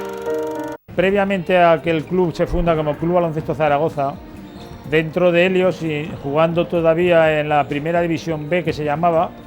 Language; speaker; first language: Spanish; native; Spanish